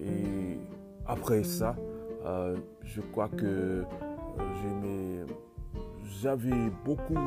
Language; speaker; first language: French; non-native, learner; English